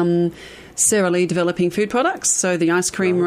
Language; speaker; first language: English; native; English